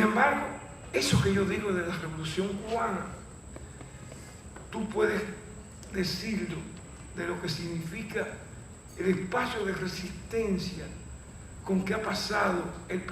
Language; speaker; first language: Spanish; native; Spanish